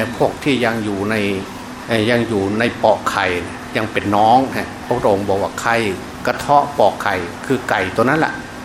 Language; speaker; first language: Thai; non-native, local second language; Northeastern Thai